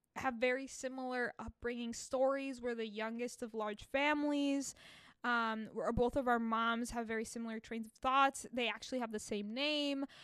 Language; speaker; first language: English; early bilingual, other home language; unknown